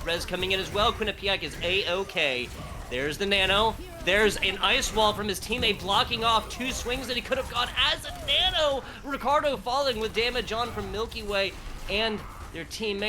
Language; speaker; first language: English; native; English